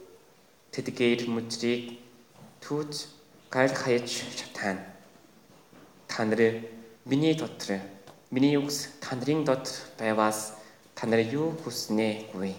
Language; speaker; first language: Mongolian; non-native, fluent; Korean